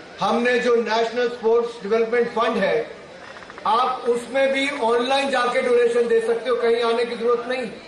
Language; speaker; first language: Hindi; native; Hindi